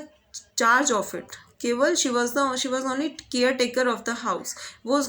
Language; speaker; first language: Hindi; native; Hindi